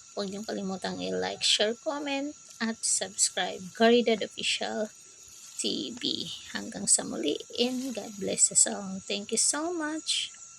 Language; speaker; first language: Filipino; non-native, local second language; Cebuano